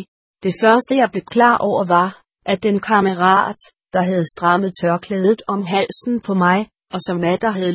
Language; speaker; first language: Danish; native; Danish